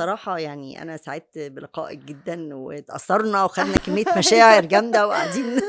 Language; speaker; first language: Arabic; native; Arabic